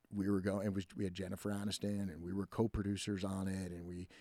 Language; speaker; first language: English; native; English